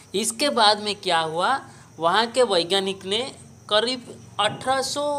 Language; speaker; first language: Hindi; non-native, local second language; Odia